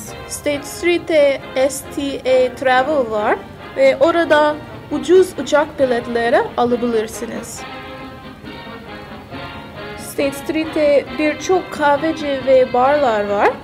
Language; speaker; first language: Turkish; non-native, learner; English